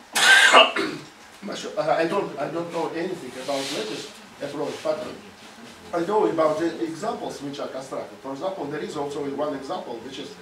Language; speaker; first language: English; non-native, fluent; Russian